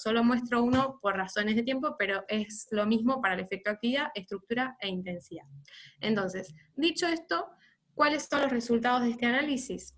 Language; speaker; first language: Spanish; native; Spanish